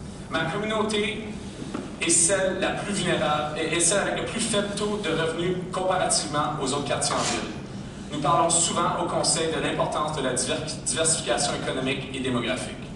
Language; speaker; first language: French; native; French